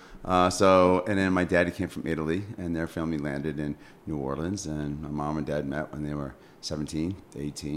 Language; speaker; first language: English; native; English